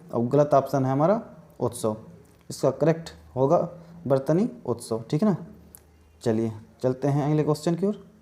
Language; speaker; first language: Hindi; native; Hindi